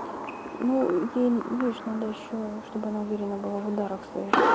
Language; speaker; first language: Russian; native; Russian